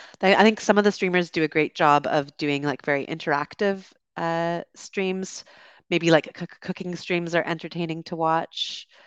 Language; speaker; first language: English; native; English